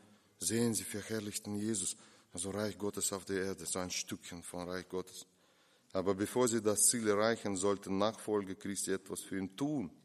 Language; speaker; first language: German; non-native, fluent; Russian